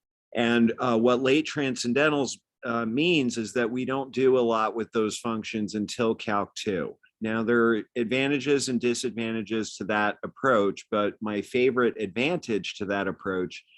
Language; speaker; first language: English; native; English